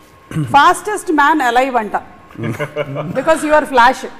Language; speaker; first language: Telugu; native; Telugu